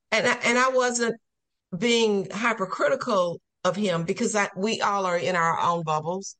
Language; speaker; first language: English; native; English